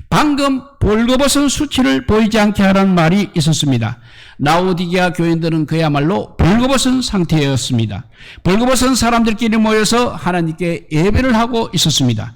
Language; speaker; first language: Korean; native; Korean